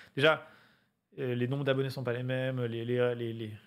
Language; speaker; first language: French; native; French